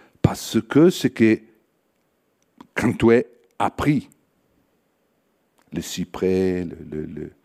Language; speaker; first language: French; non-native, fluent; Italian